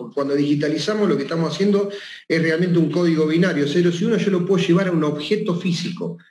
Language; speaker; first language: Spanish; native; Spanish